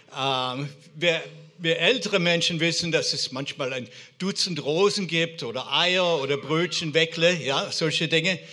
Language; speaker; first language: German; non-native, fluent; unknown